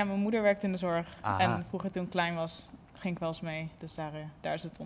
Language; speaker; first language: Dutch; native; Dutch